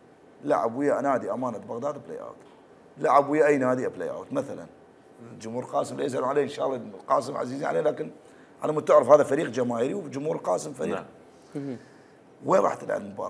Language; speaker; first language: Arabic; native; Arabic